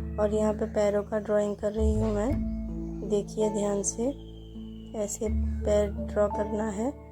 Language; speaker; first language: Hindi; non-native, local second language; Bangla